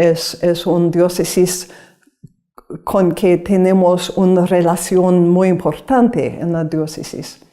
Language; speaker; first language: Spanish; non-native, learner; English